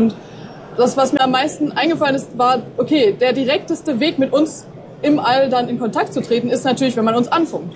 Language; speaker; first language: German; native; German